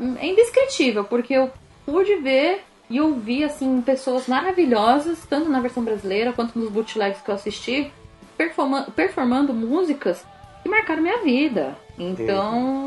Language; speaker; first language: Portuguese; native; Portuguese